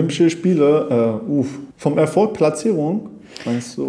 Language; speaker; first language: German; non-native, fluent; Persian